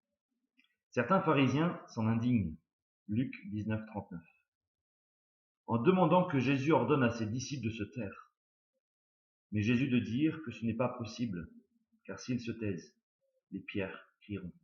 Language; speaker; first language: French; native; French